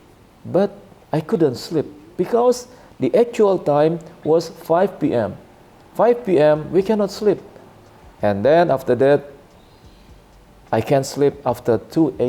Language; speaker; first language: English; non-native, learner; Indonesian